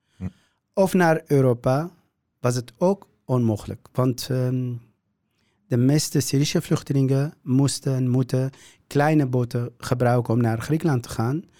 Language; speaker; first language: Dutch; non-native, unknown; Kurdish